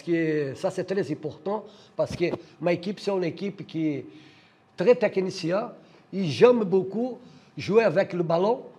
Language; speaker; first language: French; non-native, fluent; Portuguese